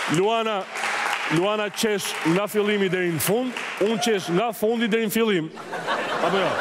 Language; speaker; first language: Albanian; native; Albanian